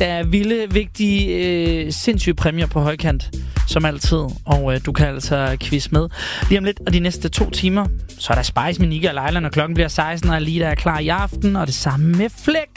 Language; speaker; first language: Danish; native; Danish